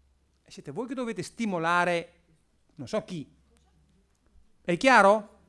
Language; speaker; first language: Italian; native; Italian